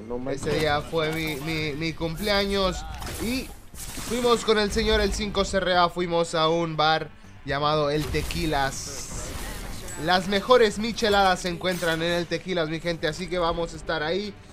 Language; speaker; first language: Spanish; early bilingual, heritage; Spanish